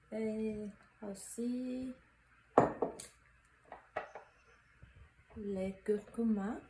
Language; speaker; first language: French; non-native, learner; Spanish